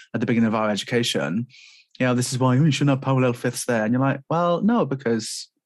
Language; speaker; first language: English; native; English